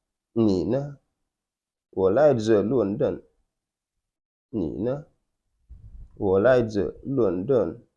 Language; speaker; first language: Chinese; non-native, fluent; Wolof